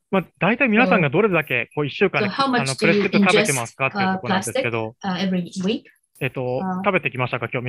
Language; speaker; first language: Japanese; native; Japanese